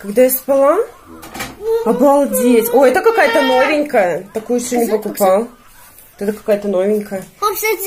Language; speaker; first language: Russian; native; Russian